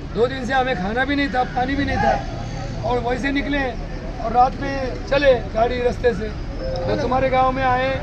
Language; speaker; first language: Hindi; non-native, local second language; Marathi